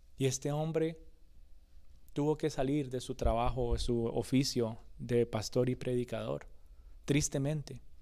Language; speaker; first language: Spanish; early bilingual, other home language; English